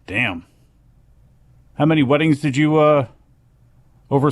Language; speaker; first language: English; native; English